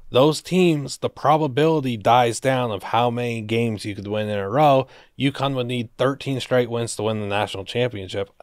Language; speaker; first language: English; native; English